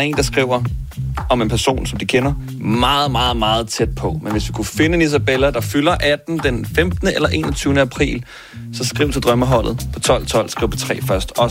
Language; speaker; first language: Danish; native; Danish